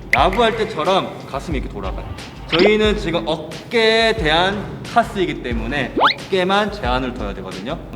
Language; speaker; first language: Korean; native; Korean